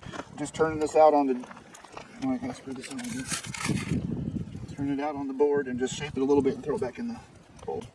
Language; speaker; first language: English; native; English